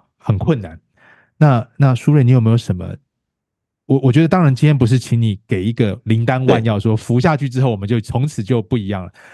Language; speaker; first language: Chinese; native; Chinese